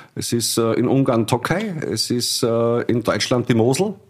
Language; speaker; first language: German; native; German